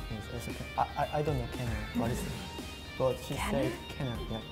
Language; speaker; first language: English; non-native, learner; Korean